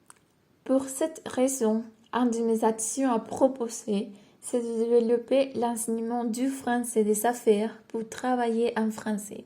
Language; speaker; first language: French; non-native, learner; Spanish